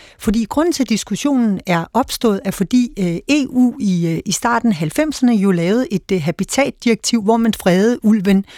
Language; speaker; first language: Danish; native; Danish